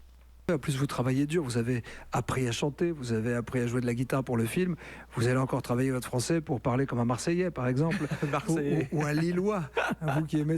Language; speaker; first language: French; native; French